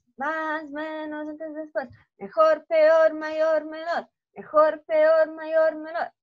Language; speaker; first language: Spanish; non-native, fluent; Portuguese